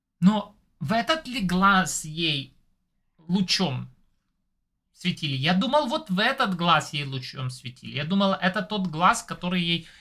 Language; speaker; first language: Russian; native; Russian